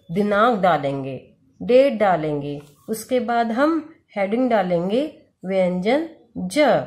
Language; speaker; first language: Hindi; native; Hindi